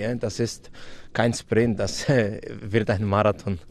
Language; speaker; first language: German; non-native, fluent; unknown